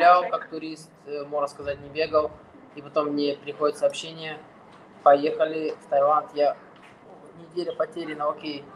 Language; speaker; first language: Russian; non-native, fluent; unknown